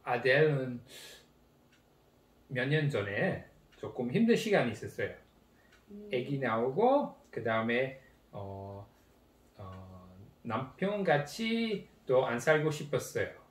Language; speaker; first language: Korean; non-native, learner; Dutch